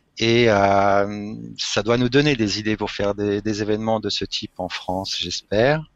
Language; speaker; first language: French; native; French